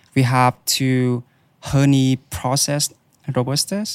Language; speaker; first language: English; non-native, fluent; Vietnamese